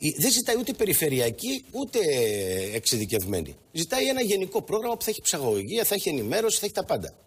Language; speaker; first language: Greek; native; Greek